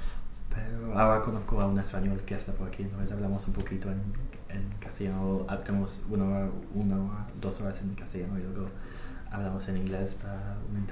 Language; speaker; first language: Spanish; non-native, fluent; English